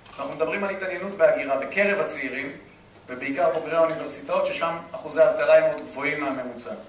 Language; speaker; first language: Hebrew; native; Hebrew